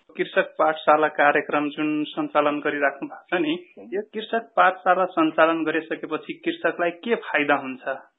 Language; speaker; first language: Nepali; native; Nepali